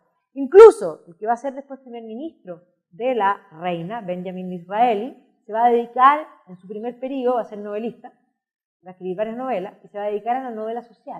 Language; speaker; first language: Spanish; native; Spanish